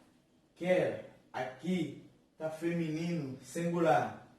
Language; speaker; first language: Portuguese; non-native, fluent; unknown